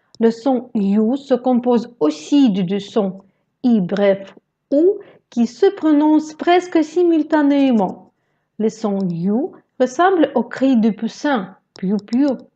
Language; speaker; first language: French; non-native, fluent; Russian